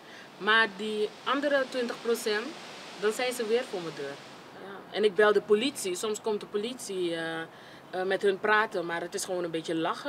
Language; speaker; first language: Dutch; non-native, fluent; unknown